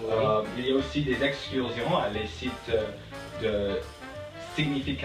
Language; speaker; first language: French; non-native, learner; English